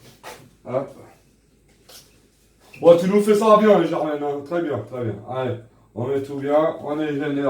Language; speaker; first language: French; native; French